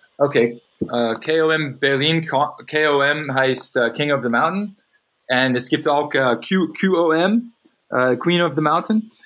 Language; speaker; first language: German; non-native, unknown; English